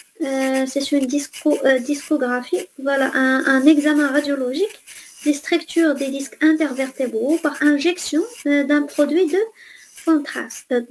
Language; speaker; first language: French; non-native, fluent; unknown